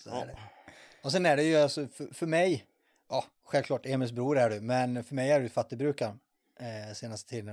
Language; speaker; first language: Swedish; native; Swedish